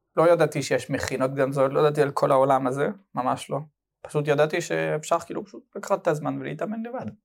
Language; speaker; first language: Hebrew; non-native, fluent; French